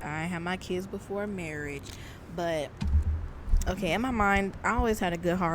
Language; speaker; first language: English; native; English